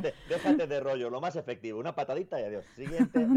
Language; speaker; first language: Spanish; native; Spanish